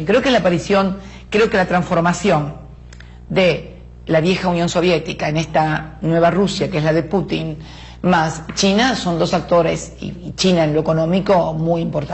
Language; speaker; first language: Spanish; native; Spanish